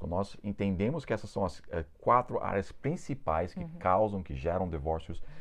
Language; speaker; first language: Portuguese; non-native, fluent; English